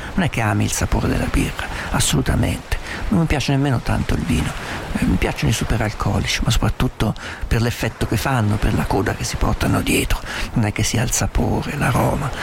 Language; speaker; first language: Italian; native; Italian